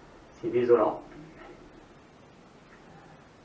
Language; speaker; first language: French; native; French